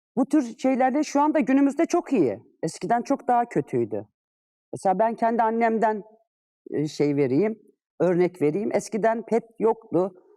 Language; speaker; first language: Turkish; native; Turkish